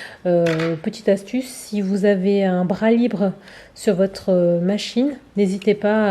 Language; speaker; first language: French; native; French